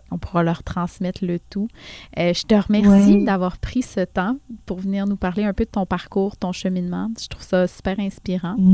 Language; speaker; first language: French; native; French